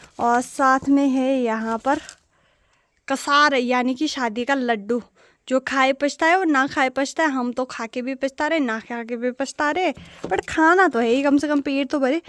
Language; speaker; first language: Hindi; non-native, fluent; Nepali